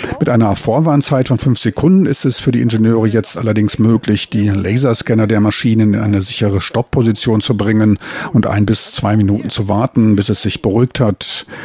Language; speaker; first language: German; native; German